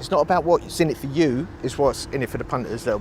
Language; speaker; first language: English; native; English